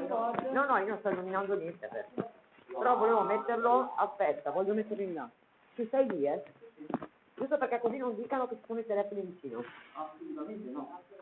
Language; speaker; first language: Italian; native; Italian